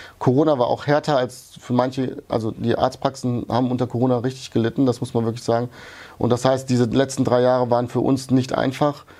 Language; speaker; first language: German; early bilingual, other home language; Hungarian